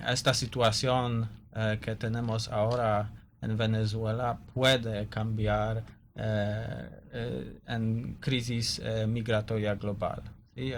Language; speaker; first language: Spanish; non-native, learner; Polish